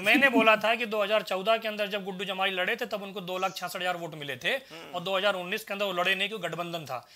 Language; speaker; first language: Hindi; native; Hindi